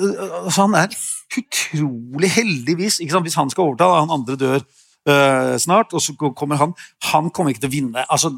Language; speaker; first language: Norwegian; native; Norwegian